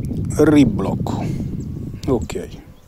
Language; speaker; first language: Italian; native; Italian